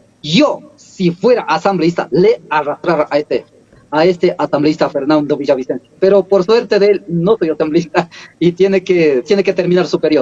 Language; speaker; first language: Spanish; native; Spanish